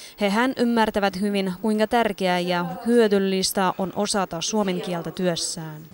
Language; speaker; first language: Finnish; non-native, local second language; Russian